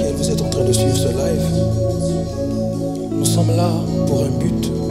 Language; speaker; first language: French; non-native, local second language; Lingala